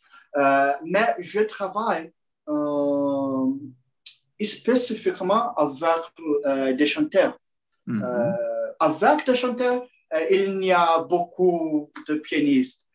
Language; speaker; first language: French; non-native, learner; Portuguese